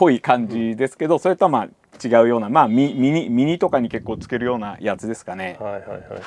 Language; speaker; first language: Japanese; native; Japanese